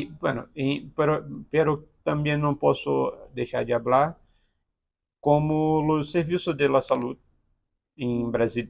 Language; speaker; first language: Spanish; non-native, learner; Portuguese